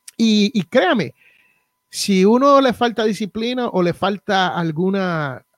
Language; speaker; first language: Spanish; native; Spanish